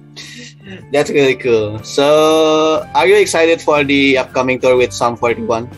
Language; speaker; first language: English; non-native, fluent; Indonesian